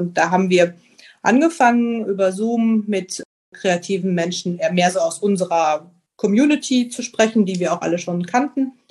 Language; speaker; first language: German; native; German